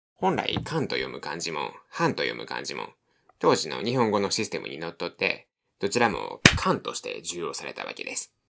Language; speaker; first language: Japanese; native; Japanese